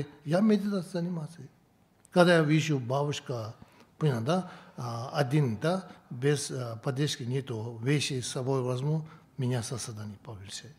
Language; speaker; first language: Russian; non-native, learner; Tibetan